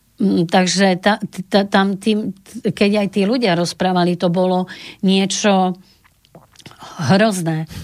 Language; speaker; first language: Slovak; native; Slovak